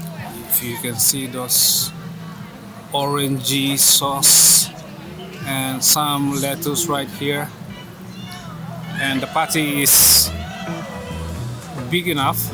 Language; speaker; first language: English; non-native, local second language; Filipino